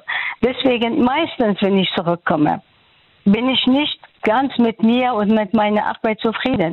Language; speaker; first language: German; non-native, fluent; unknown